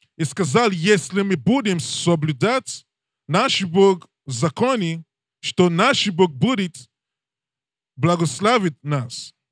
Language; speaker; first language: Russian; non-native, learner; English